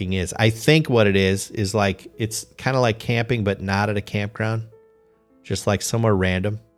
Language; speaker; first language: English; native; English